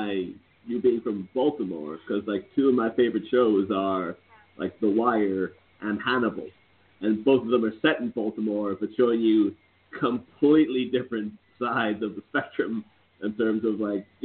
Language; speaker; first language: English; native; English